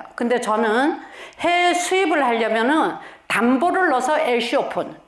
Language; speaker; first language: Korean; native; Korean